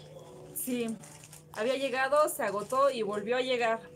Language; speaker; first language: Spanish; native; Spanish